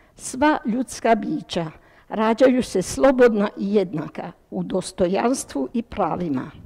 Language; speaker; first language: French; early bilingual, other home language; Croatian